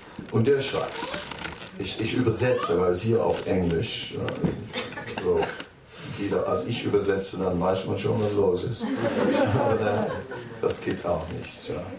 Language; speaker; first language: German; non-native, fluent; Dutch